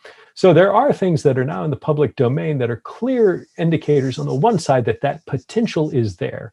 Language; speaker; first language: English; native; English